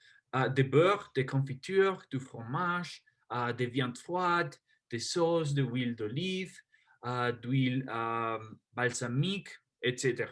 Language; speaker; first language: French; non-native, learner; Spanish